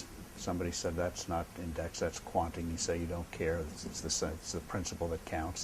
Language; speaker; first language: English; native; English